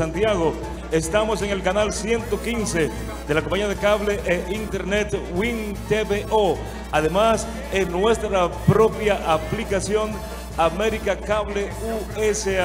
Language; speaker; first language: Spanish; native; Spanish